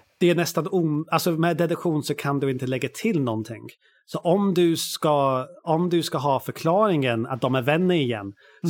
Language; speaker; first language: Swedish; non-native, fluent; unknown